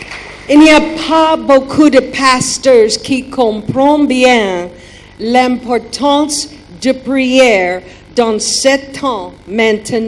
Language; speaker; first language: French; non-native, learner; German